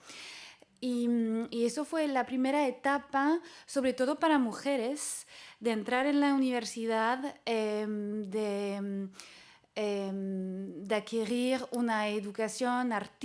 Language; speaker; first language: Spanish; non-native, fluent; French